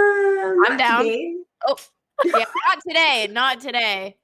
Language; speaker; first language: English; native; English